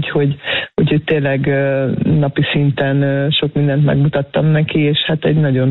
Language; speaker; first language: Hungarian; native; Hungarian